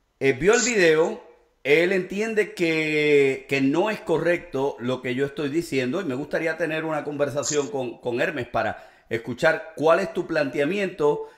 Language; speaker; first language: Spanish; native; Spanish